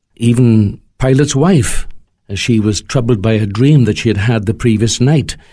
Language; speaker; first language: English; native; English